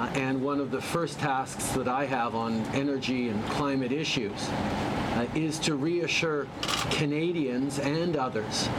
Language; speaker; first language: English; early bilingual, other home language; French